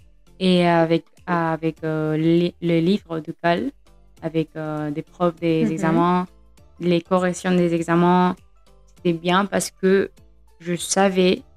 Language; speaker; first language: French; non-native, fluent; Spanish